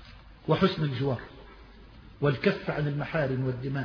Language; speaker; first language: Arabic; native; Arabic